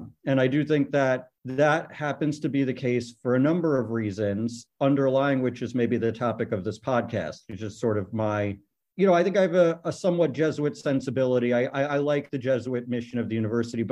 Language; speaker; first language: English; native; English